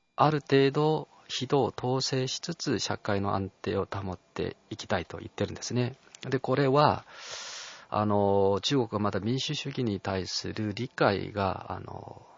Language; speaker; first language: Japanese; non-native, fluent; Chinese